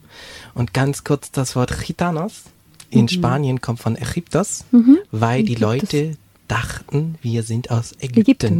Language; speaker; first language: German; native; German